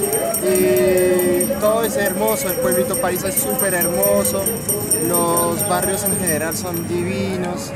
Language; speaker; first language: Spanish; non-native, fluent; French